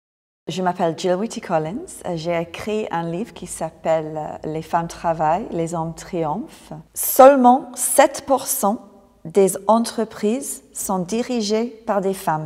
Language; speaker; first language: French; non-native, fluent; English